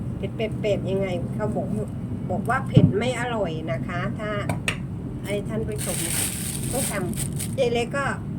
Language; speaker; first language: Thai; non-native, local second language; Northern Khmer